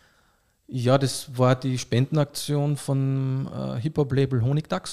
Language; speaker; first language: German; native; German